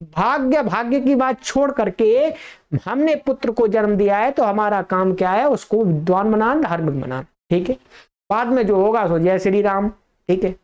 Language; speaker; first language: Hindi; native; Hindi